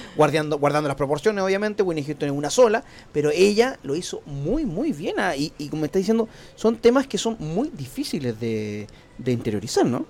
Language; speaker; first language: Spanish; native; Spanish